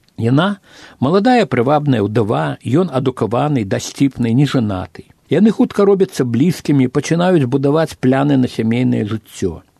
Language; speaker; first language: Belarusian; native; Belarusian